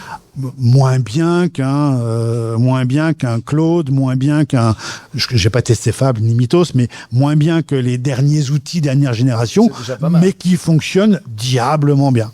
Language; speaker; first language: French; native; French